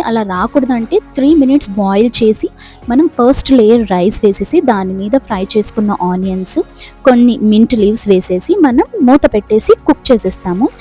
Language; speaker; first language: Telugu; non-native, local second language; Urdu